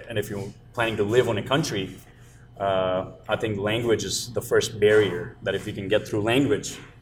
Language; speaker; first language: English; non-native, local second language; Gujarati